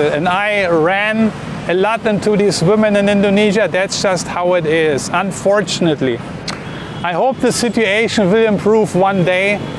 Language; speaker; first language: English; non-native, fluent; German